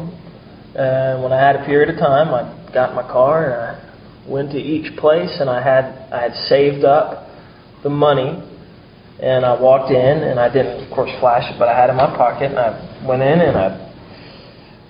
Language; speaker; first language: English; native; English